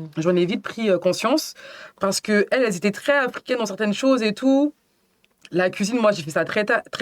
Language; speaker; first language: French; native; French